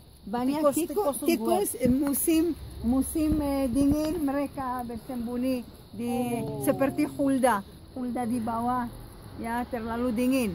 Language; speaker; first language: Indonesian; non-native, fluent; Hebrew